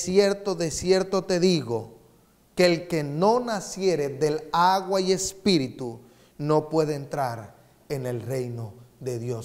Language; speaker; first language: Spanish; native; Spanish